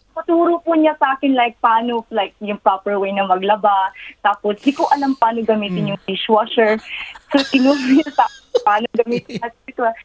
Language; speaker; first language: Filipino; non-native, local second language; Cebuano